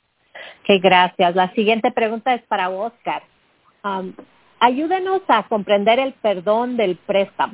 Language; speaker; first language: Spanish; early bilingual, heritage; Spanish